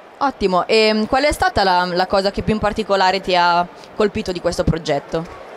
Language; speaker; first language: Italian; native; Italian